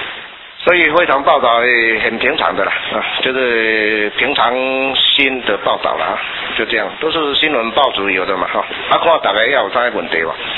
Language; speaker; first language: Chinese; non-native, local second language; Min Nan Chinese